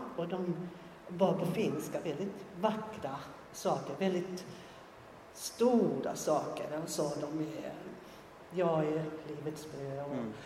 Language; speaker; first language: Swedish; non-native, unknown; Finnish